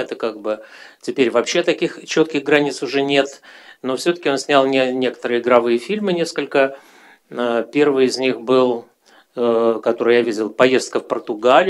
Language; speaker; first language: Russian; native; Russian